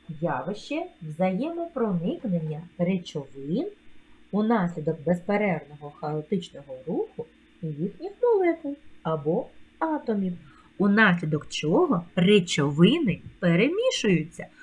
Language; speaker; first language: Ukrainian; native; Ukrainian